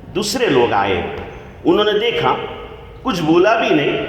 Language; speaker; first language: Hindi; non-native, local second language; Gujarati